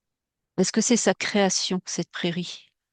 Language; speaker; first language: French; native; French